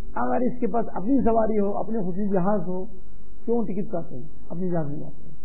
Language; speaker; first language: Urdu; non-native, local second language; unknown